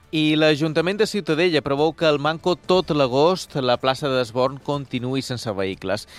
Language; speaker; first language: Catalan; native; Catalan